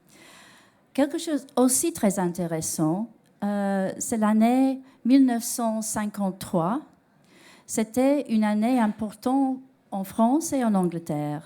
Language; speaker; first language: French; non-native, learner; English